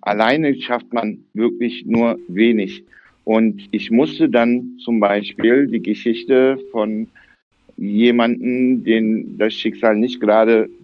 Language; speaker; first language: German; early bilingual, other home language; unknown